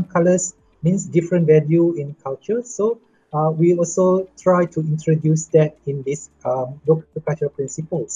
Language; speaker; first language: English; non-native, local second language; Malay